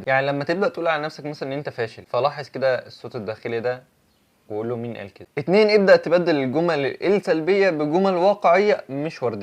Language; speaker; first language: Arabic; native; Arabic